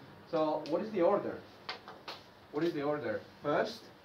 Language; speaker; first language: English; non-native, fluent; Spanish